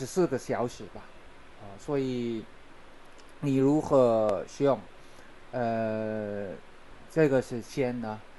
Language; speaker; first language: Chinese; non-native, learner; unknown